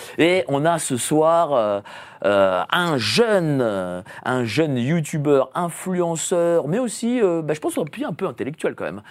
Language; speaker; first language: French; native; French